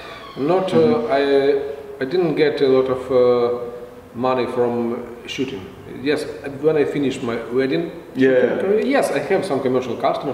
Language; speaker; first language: English; non-native, fluent; Russian